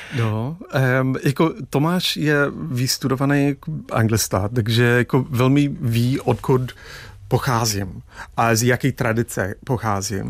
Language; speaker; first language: Czech; non-native, fluent; English